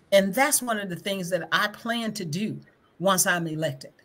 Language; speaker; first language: English; native; English